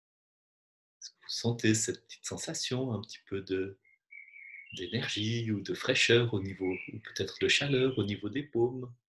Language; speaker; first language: French; native; French